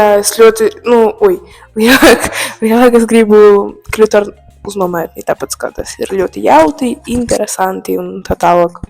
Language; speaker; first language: Latvian; non-native, local second language; Russian